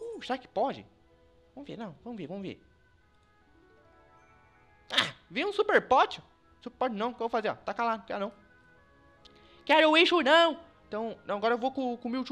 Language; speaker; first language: Portuguese; native; Portuguese